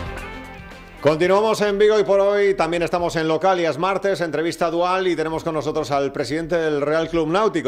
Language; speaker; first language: Spanish; native; Spanish